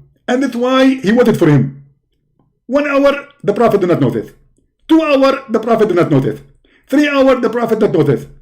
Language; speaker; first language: English; non-native, fluent; Arabic